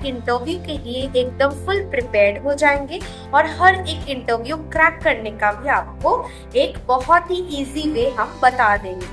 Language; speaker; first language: Hindi; non-native, local second language; Bangla